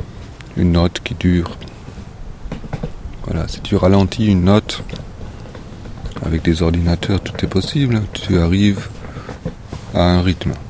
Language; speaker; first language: French; non-native, fluent; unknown